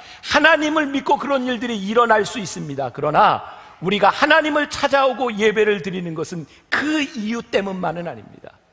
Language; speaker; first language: Korean; native; Korean